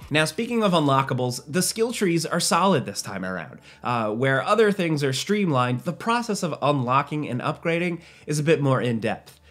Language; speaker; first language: English; native; English